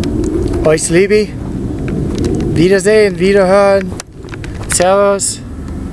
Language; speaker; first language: German; non-native, fluent; Italian